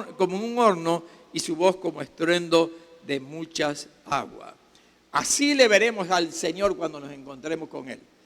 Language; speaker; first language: Spanish; native; Spanish